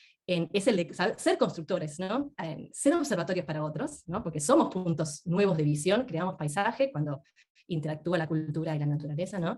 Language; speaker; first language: Spanish; native; Spanish